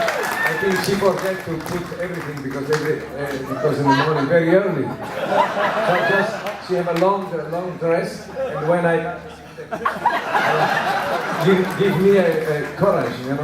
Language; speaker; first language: English; non-native, learner; Italian